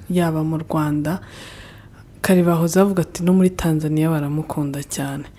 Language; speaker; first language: Kinyarwanda; native; Kinyarwanda